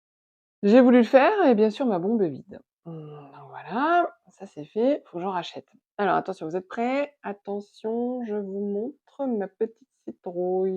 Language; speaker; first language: French; native; French